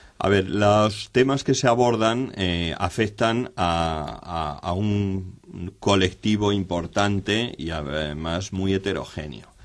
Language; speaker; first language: Spanish; native; Spanish